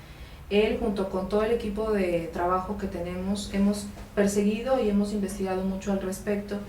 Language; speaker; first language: Spanish; native; Spanish